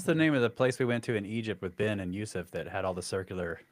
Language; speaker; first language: English; native; English